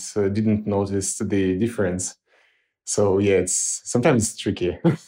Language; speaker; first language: English; non-native, fluent; Ukrainian